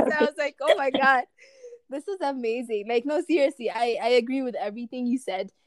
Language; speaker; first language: English; non-native, fluent; Amharic